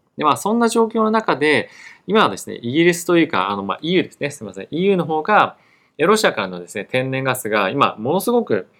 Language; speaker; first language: Japanese; native; Japanese